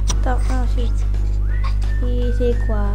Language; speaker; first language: French; native; French